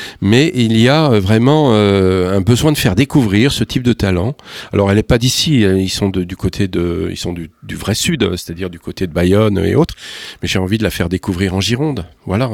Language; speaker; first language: French; native; French